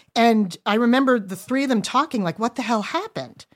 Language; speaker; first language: English; native; English